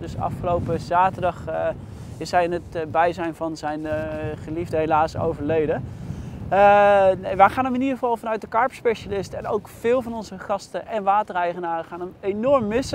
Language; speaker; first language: Dutch; native; Dutch